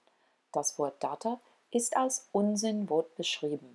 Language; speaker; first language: German; non-native, learner; English